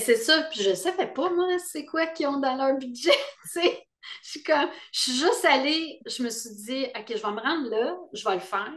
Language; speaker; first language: French; native; French